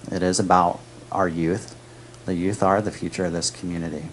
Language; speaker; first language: English; native; English